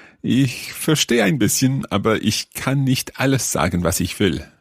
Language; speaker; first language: German; non-native, learner; English